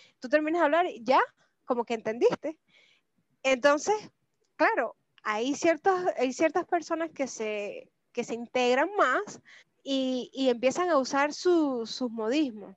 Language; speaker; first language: Spanish; native; Spanish